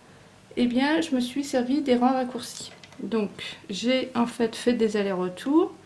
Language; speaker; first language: French; native; French